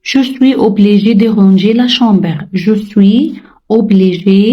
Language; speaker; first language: French; non-native, fluent; Arabic